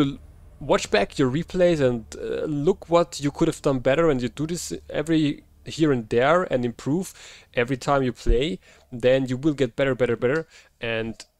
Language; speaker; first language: English; non-native, fluent; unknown